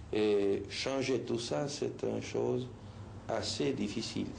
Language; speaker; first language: French; non-native, fluent; Spanish